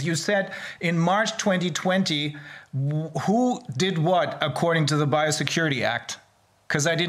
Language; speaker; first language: English; non-native, fluent; German